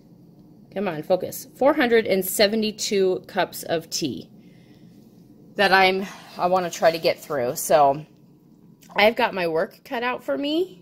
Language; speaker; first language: English; native; English